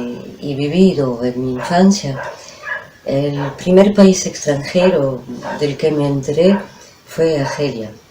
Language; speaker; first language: Spanish; non-native, fluent; French